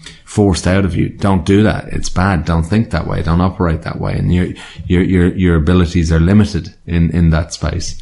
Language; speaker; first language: English; native; English